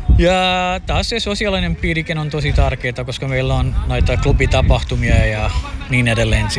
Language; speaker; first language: Finnish; non-native, fluent; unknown